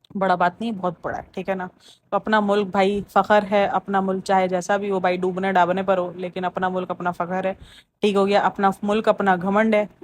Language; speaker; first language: Urdu; native; Urdu